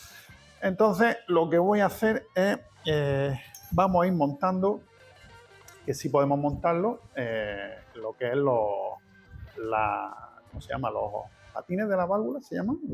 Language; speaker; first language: Spanish; native; Spanish